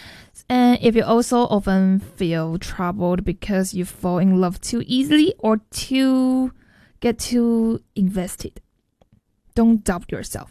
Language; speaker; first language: English; non-native, fluent; Chinese